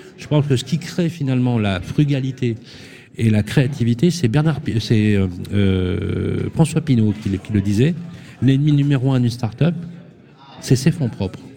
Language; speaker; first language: French; native; French